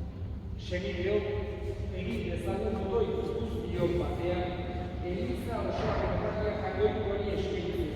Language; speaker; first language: Basque; native; Basque